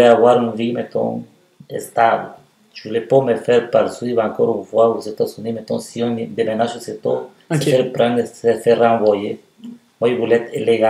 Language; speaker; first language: French; non-native, fluent; Spanish